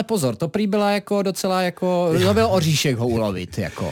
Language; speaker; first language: Czech; native; Czech